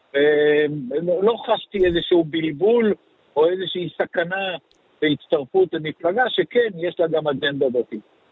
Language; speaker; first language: Hebrew; native; Hebrew